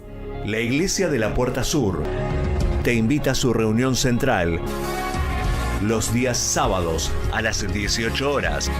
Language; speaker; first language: Spanish; native; Spanish